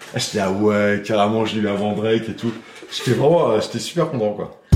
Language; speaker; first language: French; native; French